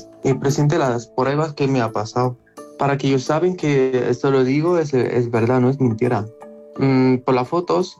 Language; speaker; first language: Spanish; non-native, local second language; Arabic